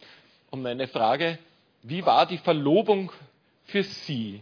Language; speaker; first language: German; native; German